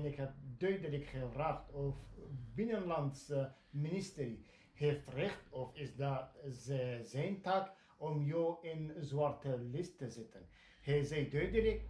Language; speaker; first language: Dutch; non-native, fluent; Kurdish